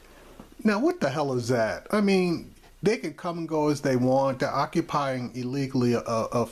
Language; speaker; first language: English; native; English